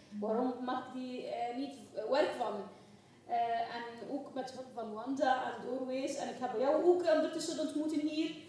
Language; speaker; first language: Dutch; non-native, learner; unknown